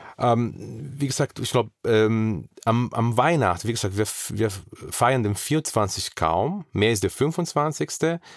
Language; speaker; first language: German; non-native, fluent; Portuguese